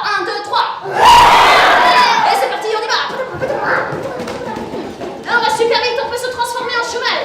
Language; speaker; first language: French; native; French